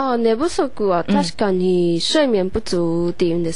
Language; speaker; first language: Japanese; non-native, fluent; Chinese